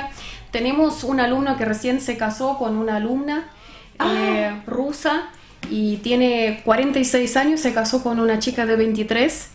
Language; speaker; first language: Spanish; non-native, fluent; Russian